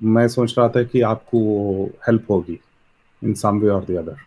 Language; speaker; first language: Hindi; non-native, local second language; Telugu